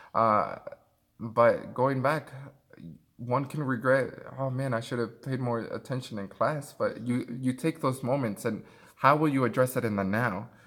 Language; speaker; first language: English; early bilingual, other home language; Spanish